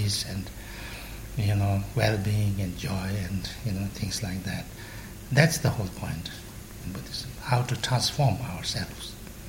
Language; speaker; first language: English; non-native, fluent; Chinese